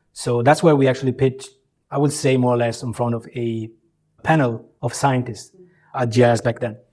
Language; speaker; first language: English; early bilingual, other home language; Albanian